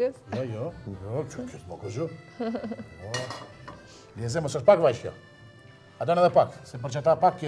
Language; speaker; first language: Albanian; native; Albanian